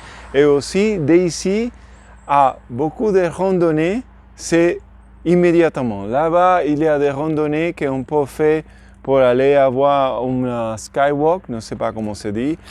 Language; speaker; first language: French; non-native, fluent; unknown